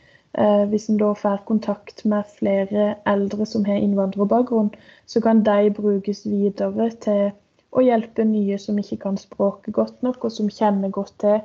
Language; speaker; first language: Norwegian; native; Norwegian